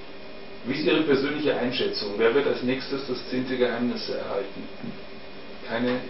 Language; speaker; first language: German; native; German